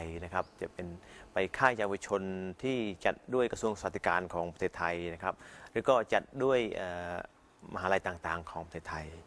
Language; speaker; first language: Thai; non-native, fluent; Khmer